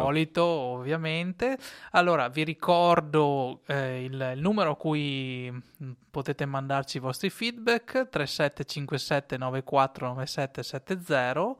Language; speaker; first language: Italian; native; Italian